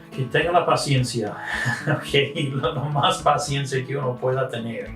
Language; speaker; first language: Spanish; non-native, fluent; English